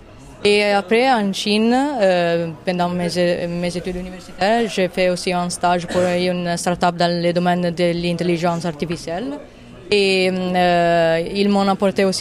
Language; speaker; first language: French; non-native, fluent; Italian